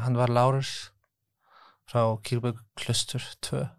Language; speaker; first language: Icelandic; non-native, learner; French